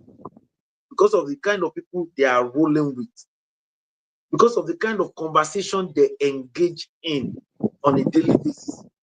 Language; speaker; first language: English; non-native, local second language; Yoruba